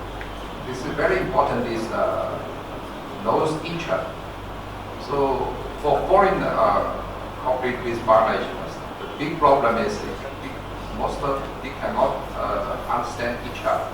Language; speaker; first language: English; non-native, learner; Chinese